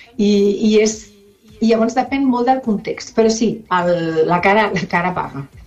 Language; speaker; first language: Catalan; non-native, local second language; Spanish